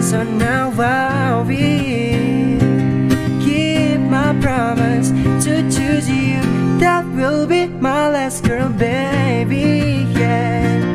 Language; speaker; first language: English; non-native, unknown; Indonesian